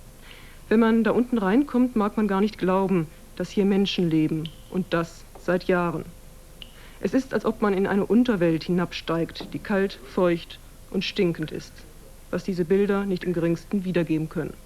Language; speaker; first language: German; native; German